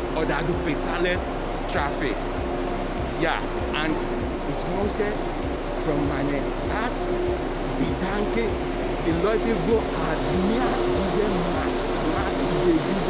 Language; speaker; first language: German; non-native, learner; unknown